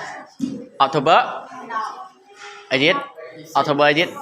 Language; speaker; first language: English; non-native, learner; Khmer